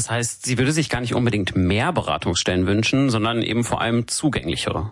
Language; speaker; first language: German; native; German